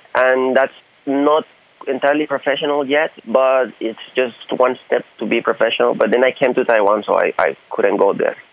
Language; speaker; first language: English; non-native, fluent; Spanish